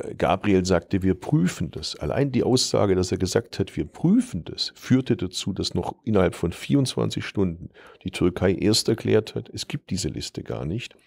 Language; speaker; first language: German; early bilingual, other home language; Turkish